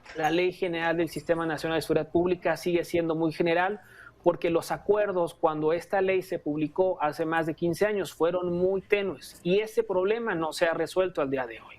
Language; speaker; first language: Spanish; native; Spanish